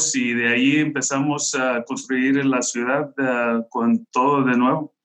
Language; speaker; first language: Spanish; non-native, local second language; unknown